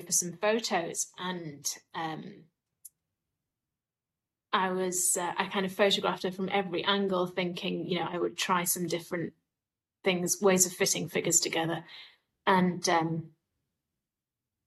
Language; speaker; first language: English; native; English